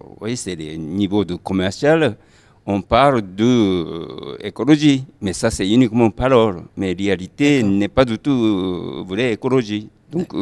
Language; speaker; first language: French; non-native, fluent; Japanese